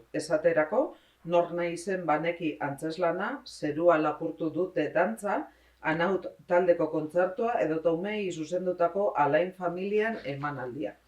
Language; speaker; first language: Basque; native; Basque